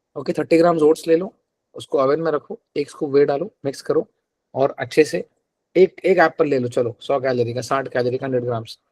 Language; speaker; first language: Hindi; non-native, local second language; Telugu